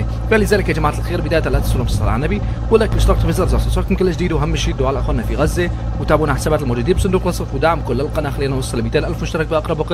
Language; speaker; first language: Arabic; native; Arabic